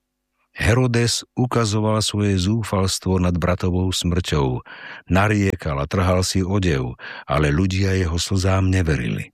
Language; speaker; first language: Slovak; native; Slovak